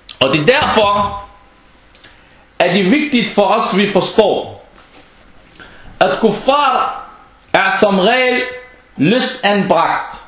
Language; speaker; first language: Danish; non-native, fluent; Arabic